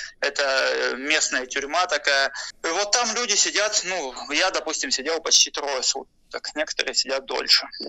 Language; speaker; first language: Russian; native; Russian